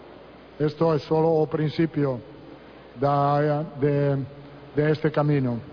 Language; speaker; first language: Portuguese; non-native, learner; Italian